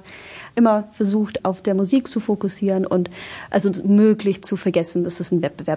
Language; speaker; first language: German; non-native, fluent; English